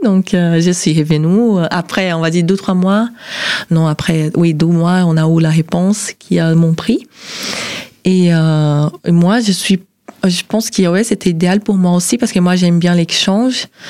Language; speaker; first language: French; non-native, fluent; Portuguese